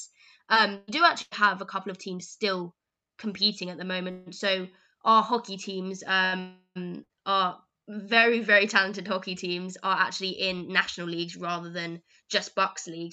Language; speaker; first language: English; native; English